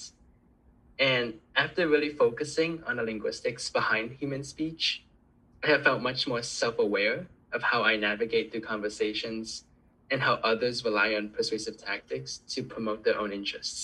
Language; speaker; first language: English; early bilingual, other home language; Cantonese